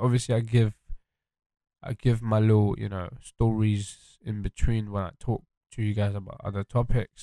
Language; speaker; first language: English; early bilingual, other home language; French